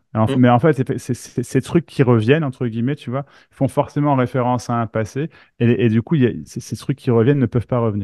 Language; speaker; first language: French; native; French